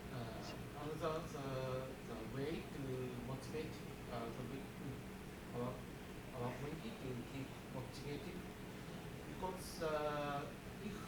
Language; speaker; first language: English; non-native, learner; Japanese